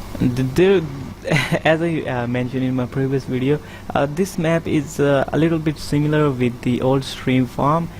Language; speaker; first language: English; non-native, fluent; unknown